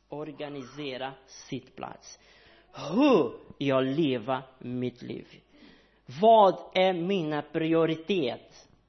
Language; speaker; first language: Swedish; non-native, learner; Portuguese